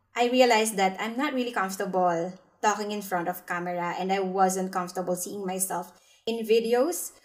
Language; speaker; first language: English; non-native, local second language; Filipino